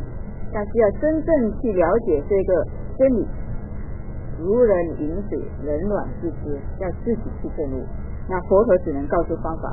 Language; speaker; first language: Chinese; native; Chinese